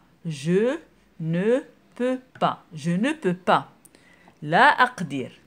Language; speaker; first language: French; non-native, local second language; Arabic